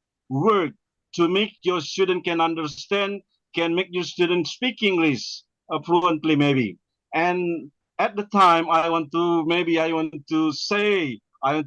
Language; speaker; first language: English; non-native, learner; Indonesian